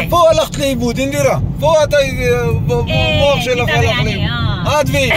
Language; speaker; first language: Hebrew; non-native, fluent; Nepali